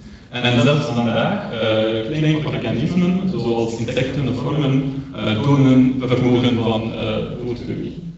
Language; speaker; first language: Dutch; non-native, local second language; French